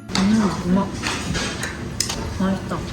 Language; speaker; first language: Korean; non-native, fluent; Japanese